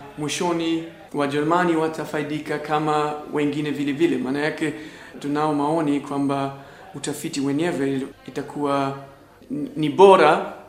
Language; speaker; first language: Swahili; non-native, fluent; German